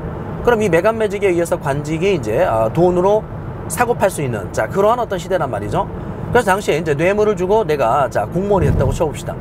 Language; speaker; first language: Korean; native; Korean